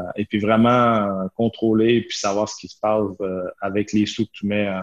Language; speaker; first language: French; native; French